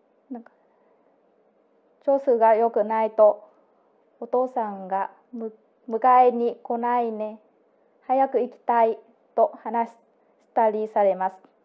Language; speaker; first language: Japanese; non-native, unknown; Vietnamese